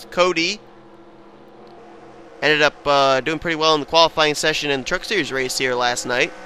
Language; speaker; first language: English; native; English